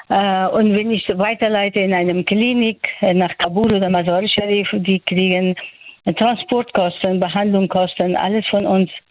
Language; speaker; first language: German; non-native, fluent; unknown